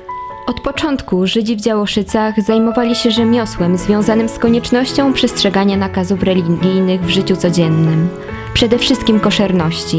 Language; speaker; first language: Polish; native; Polish